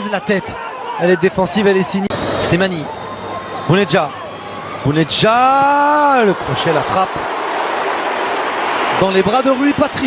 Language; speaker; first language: French; native; French